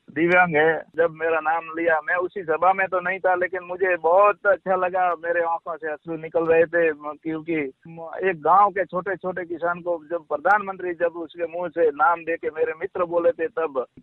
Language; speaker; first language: Hindi; non-native, local second language; Gujarati